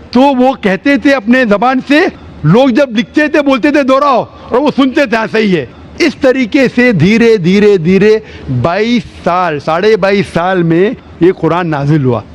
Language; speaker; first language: Urdu; non-native, local second language; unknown